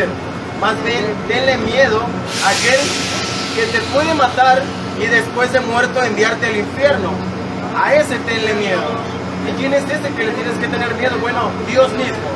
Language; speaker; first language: Spanish; native; Spanish